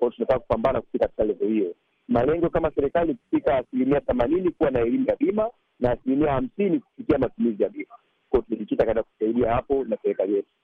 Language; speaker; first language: Swahili; native; Swahili